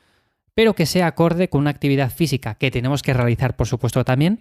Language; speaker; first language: Spanish; native; Spanish